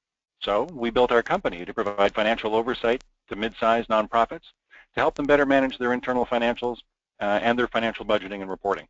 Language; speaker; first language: English; native; English